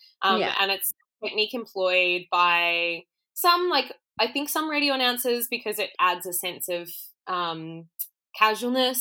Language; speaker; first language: English; native; English